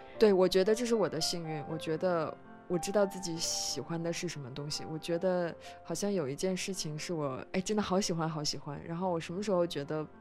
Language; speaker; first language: Chinese; native; Chinese